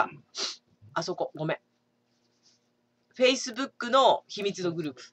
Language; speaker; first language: Japanese; native; Japanese